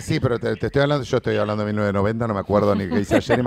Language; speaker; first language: Spanish; native; Spanish